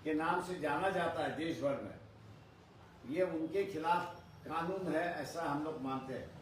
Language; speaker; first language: Hindi; non-native, local second language; Marathi